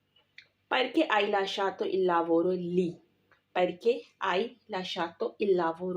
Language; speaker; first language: Italian; non-native, learner; Urdu